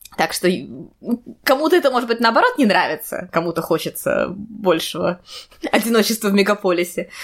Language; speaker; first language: Russian; native; Russian